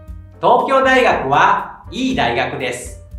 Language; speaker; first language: Japanese; non-native, fluent; Indonesian